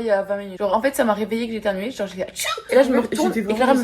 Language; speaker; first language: French; native; French